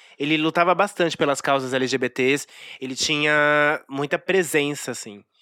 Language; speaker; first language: Portuguese; native; Portuguese